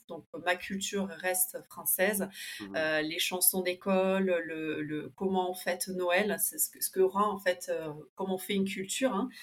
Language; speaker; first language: French; early bilingual, other home language; Spanish